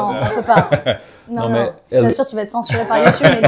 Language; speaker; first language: French; native; French